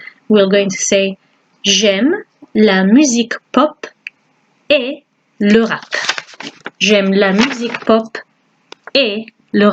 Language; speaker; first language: French; non-native, fluent; English